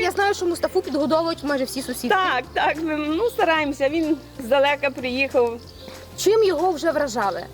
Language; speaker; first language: Ukrainian; native; Ukrainian